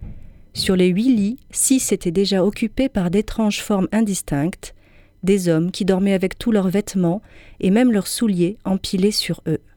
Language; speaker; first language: French; native; French